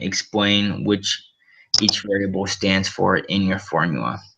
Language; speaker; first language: English; native; English